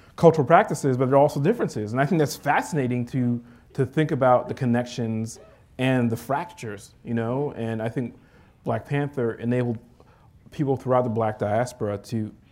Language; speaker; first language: English; early bilingual, other home language; Haitian Creole